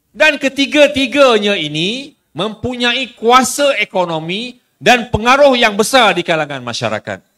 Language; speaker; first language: Malay; native; Malay